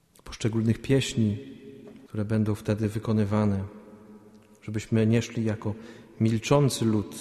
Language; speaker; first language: Polish; native; Polish